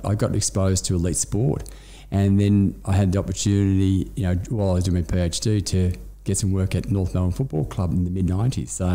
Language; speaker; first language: English; native; English